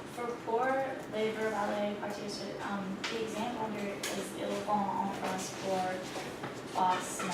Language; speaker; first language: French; non-native, learner; English